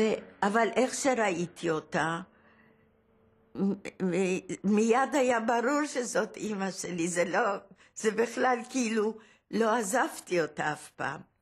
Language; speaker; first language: Hebrew; early bilingual, other home language; Polish